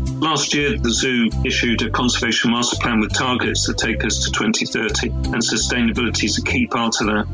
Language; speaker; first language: English; native; English